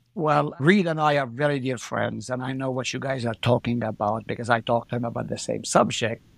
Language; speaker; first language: English; non-native, fluent; Arabic